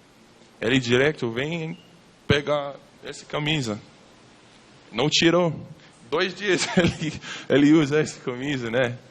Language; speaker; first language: Portuguese; non-native, learner; English